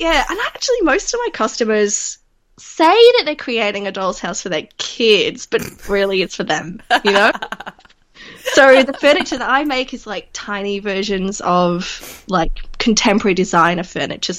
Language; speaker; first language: English; native; English